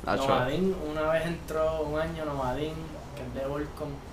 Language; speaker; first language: Spanish; native; Spanish